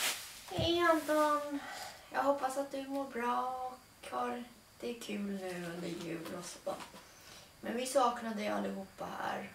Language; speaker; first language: Swedish; early bilingual, other home language; Latvian